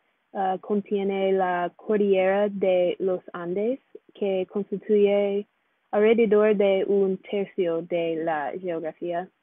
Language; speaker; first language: Spanish; non-native, learner; English